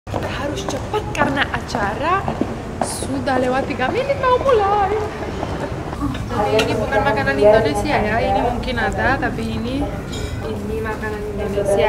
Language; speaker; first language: Indonesian; non-native, fluent; Romanian